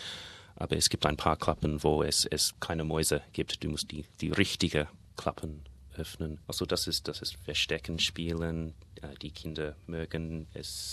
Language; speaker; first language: German; non-native, learner; English